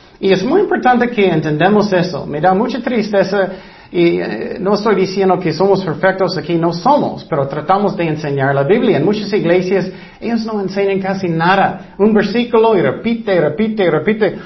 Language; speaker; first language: Spanish; non-native, fluent; English